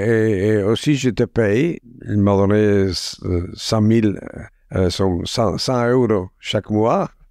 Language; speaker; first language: French; non-native, fluent; Italian